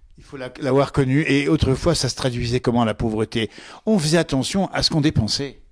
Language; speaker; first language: French; native; French